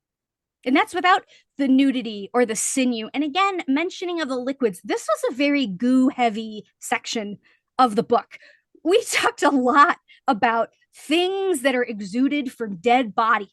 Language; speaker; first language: English; native; English